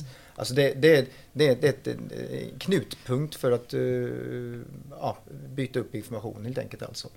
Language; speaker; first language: Swedish; non-native, fluent; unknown